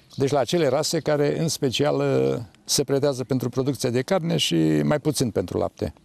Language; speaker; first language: Romanian; native; Romanian